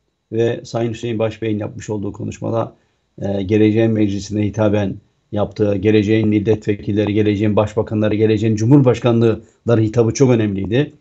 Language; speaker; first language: Turkish; native; Turkish